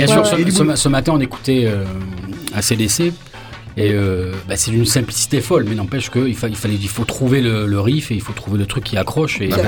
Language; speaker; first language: French; native; French